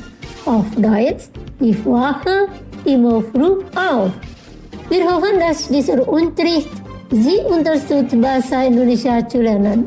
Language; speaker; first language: German; non-native, fluent; Indonesian